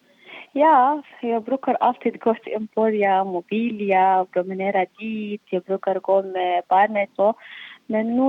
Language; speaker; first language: Swedish; non-native, fluent; Arabic